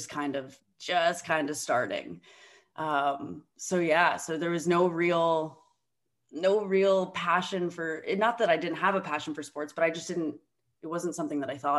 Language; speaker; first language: English; native; English